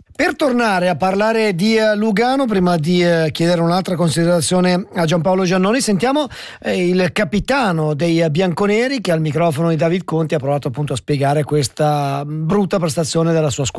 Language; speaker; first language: Italian; native; Italian